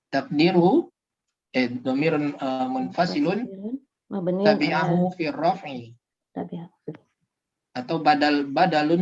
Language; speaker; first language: Arabic; non-native, fluent; Indonesian